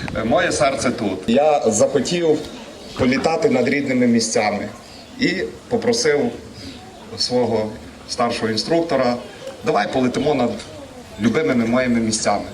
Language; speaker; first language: Ukrainian; native; Ukrainian